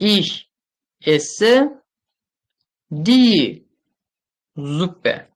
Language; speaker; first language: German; non-native, fluent; Uzbek